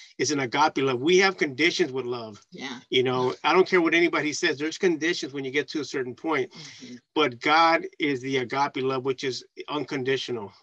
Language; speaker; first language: English; early bilingual, other home language; Spanish